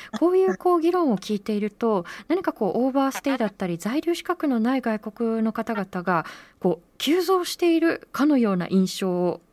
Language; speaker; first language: Japanese; native; Japanese